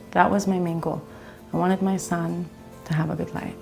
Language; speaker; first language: English; native; English